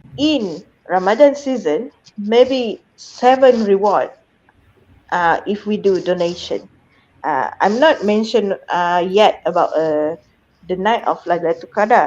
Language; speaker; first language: English; non-native, fluent; Malay